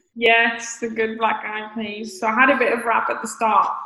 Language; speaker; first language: English; native; English